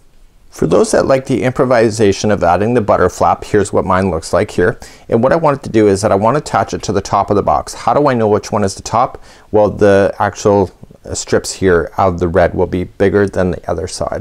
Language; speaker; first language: English; native; English